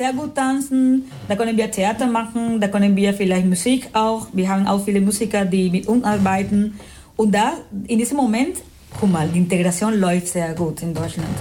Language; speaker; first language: German; non-native, fluent; Spanish